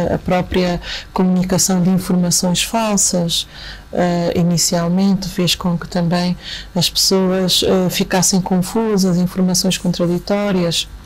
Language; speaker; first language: Portuguese; native; Portuguese